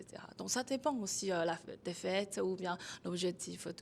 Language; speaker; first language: French; non-native, fluent; Chinese